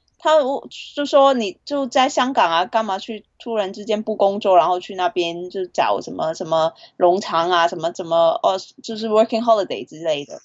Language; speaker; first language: Chinese; non-native, fluent; Cantonese